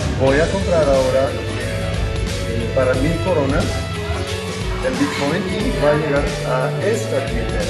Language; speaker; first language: Spanish; non-native, fluent; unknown